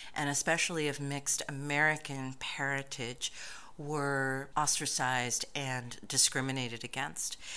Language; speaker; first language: English; native; English